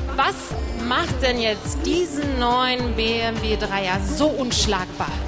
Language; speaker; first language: German; native; German